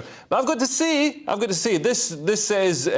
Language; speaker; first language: English; native; English